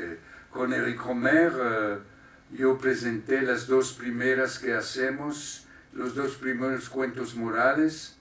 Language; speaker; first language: Spanish; non-native, fluent; French